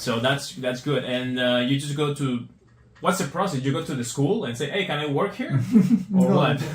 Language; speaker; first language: English; non-native, fluent; Spanish